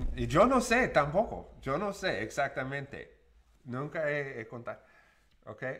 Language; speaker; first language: Spanish; non-native, learner; English